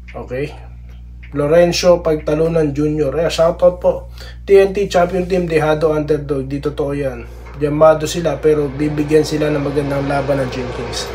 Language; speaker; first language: Filipino; native; Filipino